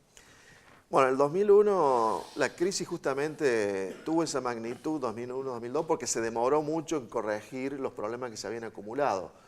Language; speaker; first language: Spanish; native; Spanish